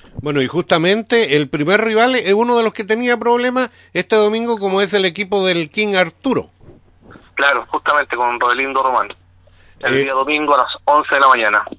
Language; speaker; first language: Spanish; native; Spanish